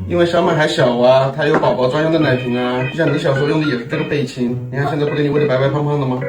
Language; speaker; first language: Chinese; native; Chinese